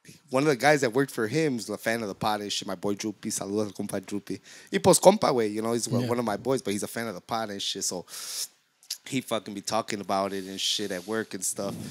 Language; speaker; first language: English; early bilingual, other home language; Spanish